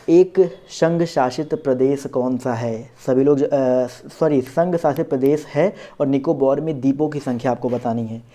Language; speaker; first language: Hindi; native; Hindi